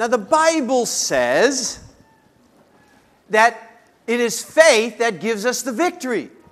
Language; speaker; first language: English; native; English